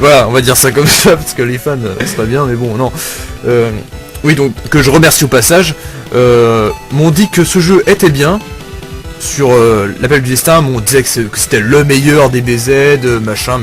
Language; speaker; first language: French; native; French